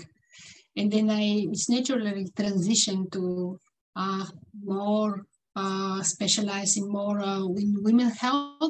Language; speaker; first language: English; non-native, fluent; Bulgarian